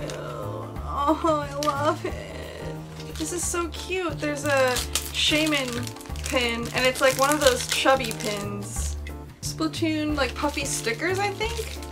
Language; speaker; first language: English; native; English